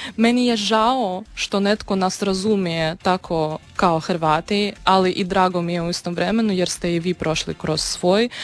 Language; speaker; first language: Croatian; non-native, fluent; Ukrainian